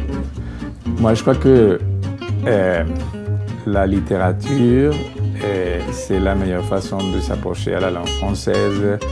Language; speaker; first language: French; non-native, fluent; Spanish